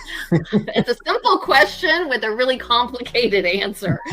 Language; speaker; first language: English; native; English